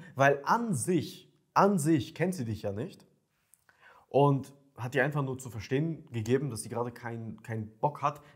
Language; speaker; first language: German; early bilingual, other home language; Ukrainian